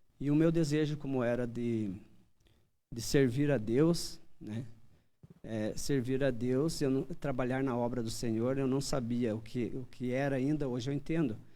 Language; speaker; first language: Portuguese; native; Portuguese